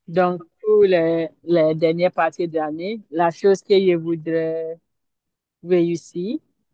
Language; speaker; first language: French; non-native, learner; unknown